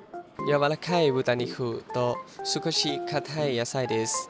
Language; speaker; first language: Japanese; non-native, learner; Thai